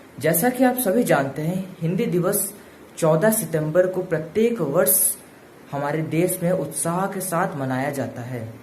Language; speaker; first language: Hindi; non-native, local second language; Odia